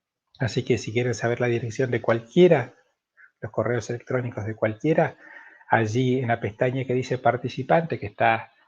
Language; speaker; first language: Spanish; native; Spanish